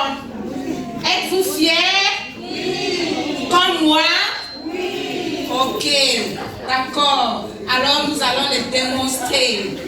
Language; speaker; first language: French; non-native, learner; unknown